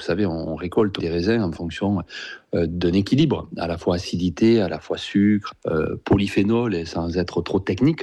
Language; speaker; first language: French; native; French